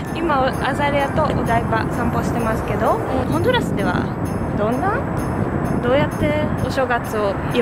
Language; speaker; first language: Japanese; non-native, learner; Russian